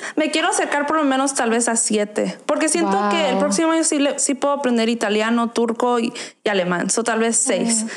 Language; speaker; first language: Spanish; early bilingual, heritage; Spanish